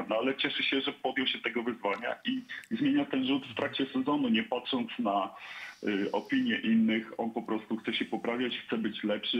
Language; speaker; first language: Polish; native; Polish